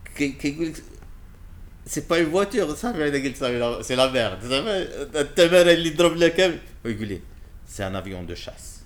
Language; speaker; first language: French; non-native, local second language; Arabic